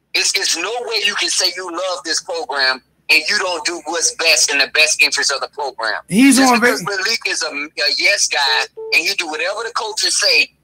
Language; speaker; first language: English; native; English